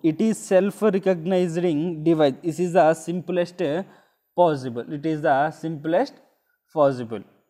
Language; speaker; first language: English; non-native, local second language; Telugu